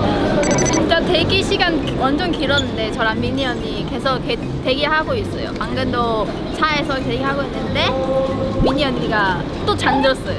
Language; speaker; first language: Korean; non-native, fluent; Chinese